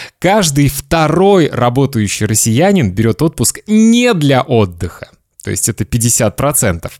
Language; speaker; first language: Russian; native; Russian